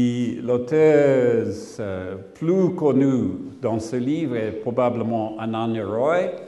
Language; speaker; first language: French; non-native, learner; English